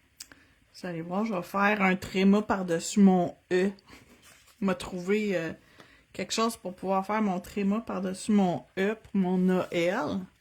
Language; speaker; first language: French; native; French